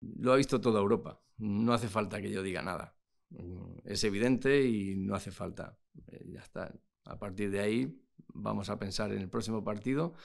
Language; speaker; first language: Spanish; native; Spanish